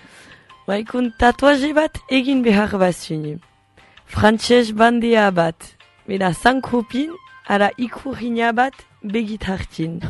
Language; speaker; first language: Basque; native; Basque